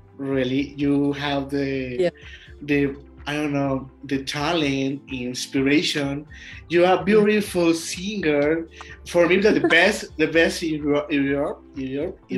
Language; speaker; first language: English; non-native, learner; Spanish